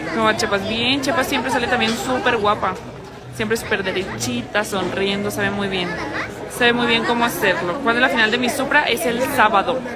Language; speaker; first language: Spanish; native; Spanish